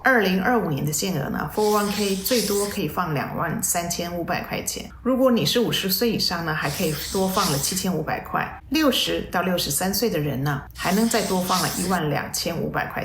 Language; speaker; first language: Chinese; native; Chinese